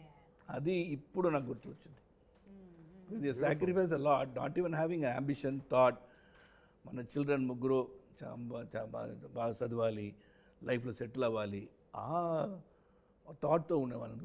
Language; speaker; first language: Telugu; non-native, local second language; Tamil